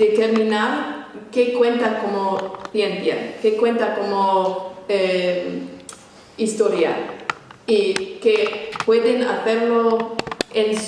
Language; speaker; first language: Spanish; non-native, fluent; English